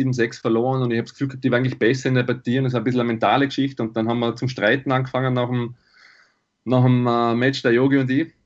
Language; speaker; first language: German; native; German